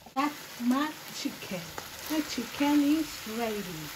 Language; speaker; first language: English; non-native, local second language; Gusii